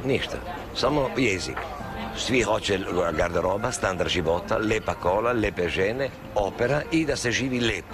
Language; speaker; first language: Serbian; non-native, learner; Italian